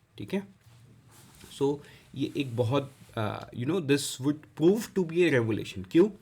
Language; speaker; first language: Hindi; non-native, local second language; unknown